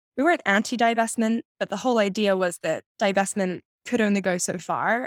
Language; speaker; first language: English; native; English